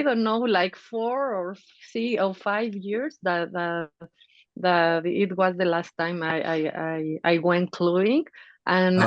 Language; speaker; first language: English; non-native, fluent; Spanish